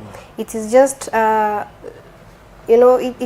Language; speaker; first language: English; non-native, local second language; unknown